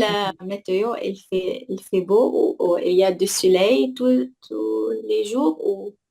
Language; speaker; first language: French; non-native, learner; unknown